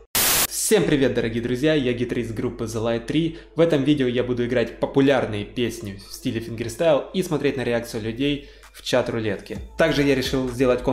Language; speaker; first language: Russian; native; Russian